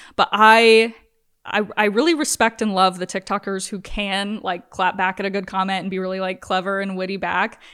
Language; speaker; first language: English; native; English